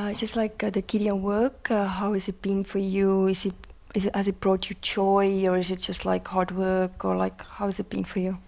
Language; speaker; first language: English; non-native, fluent; Estonian